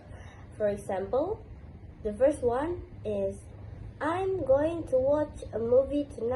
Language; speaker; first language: English; non-native, learner; Indonesian